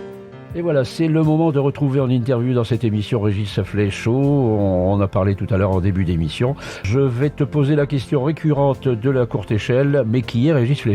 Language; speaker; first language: French; native; French